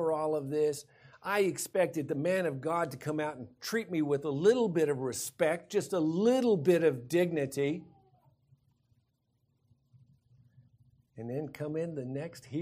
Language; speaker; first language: English; native; English